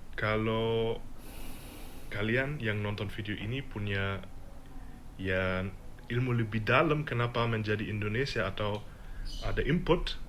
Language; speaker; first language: Indonesian; non-native, fluent; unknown